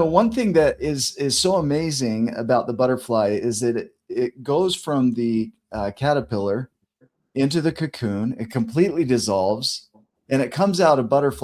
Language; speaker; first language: English; native; English